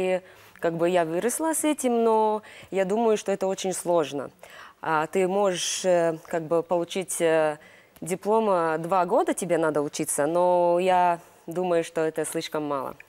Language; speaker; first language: Russian; non-native, local second language; Latvian